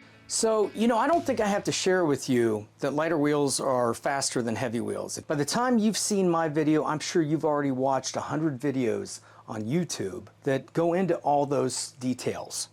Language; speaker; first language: English; native; English